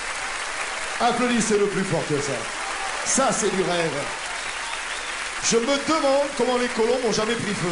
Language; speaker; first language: French; native; French